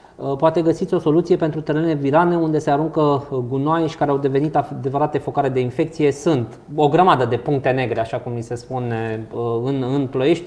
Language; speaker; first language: Romanian; native; Romanian